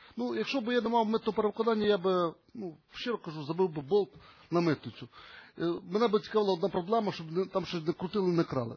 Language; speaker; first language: Ukrainian; native; Ukrainian